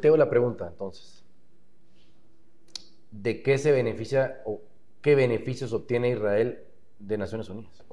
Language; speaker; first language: Spanish; native; Spanish